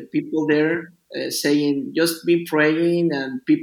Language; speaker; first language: English; non-native, learner; Spanish